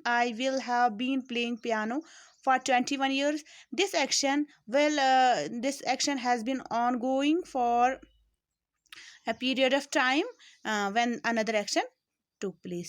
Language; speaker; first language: English; non-native, local second language; Urdu